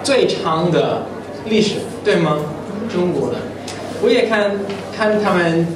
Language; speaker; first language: Chinese; non-native, learner; English